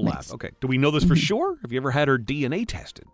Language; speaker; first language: English; native; English